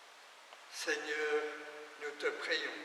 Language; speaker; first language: French; native; French